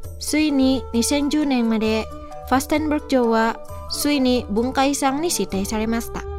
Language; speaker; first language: Japanese; non-native, fluent; Indonesian